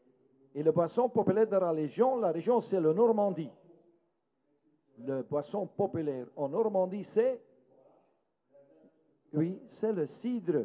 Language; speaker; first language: French; non-native, local second language; Dutch